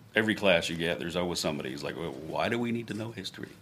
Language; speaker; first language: English; native; English